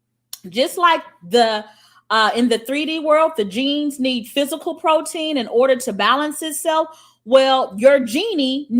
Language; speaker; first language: English; native; English